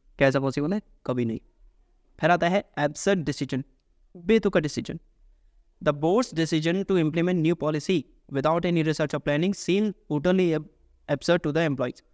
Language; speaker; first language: Hindi; native; Hindi